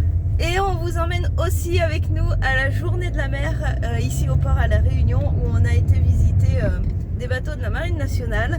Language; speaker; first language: French; native; French